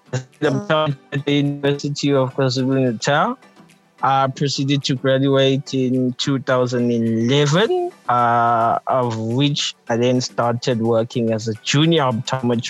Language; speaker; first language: English; non-native, local second language; Zulu